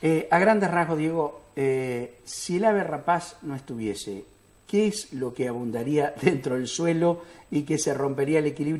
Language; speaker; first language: Spanish; native; Spanish